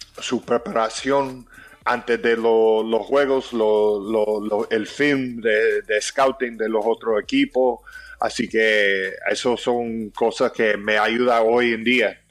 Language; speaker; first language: Spanish; early bilingual, heritage; English